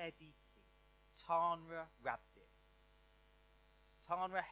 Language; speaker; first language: Turkish; non-native, learner; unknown